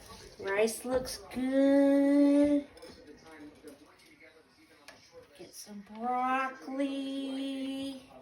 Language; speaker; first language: English; native; English